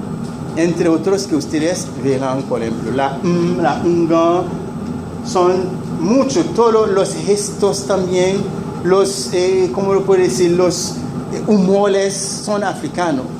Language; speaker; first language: Spanish; non-native, fluent; Haitian Creole